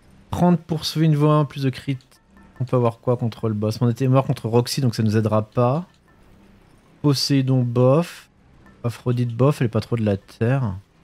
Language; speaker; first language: French; native; French